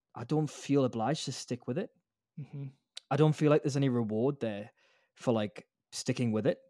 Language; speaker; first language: English; native; English